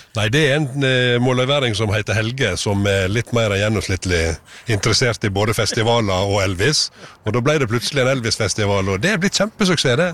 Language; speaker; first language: Norwegian; native; Norwegian